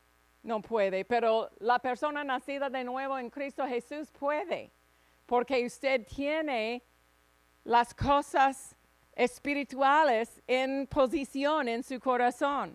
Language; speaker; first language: Spanish; non-native, fluent; English